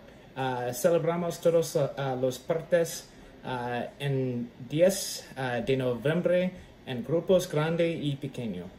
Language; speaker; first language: Spanish; non-native, learner; English